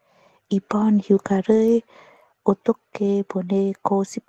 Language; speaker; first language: Korean; non-native, learner; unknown